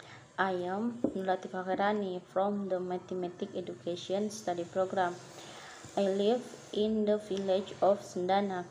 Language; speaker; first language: English; non-native, learner; Indonesian